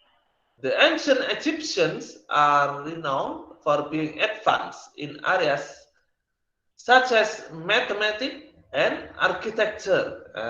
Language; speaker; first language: English; non-native, learner; Indonesian